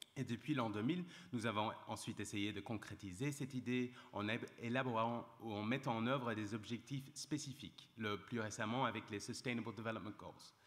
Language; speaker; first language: French; non-native, fluent; English